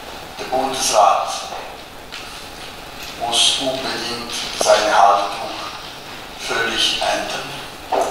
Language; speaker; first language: German; non-native, local second language; Italian